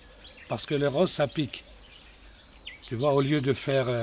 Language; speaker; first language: French; non-native, learner; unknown